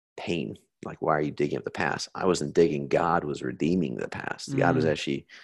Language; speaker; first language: English; native; English